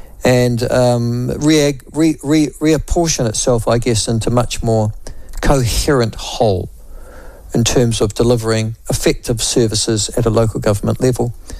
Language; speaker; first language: English; native; English